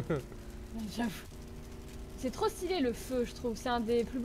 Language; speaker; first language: French; native; French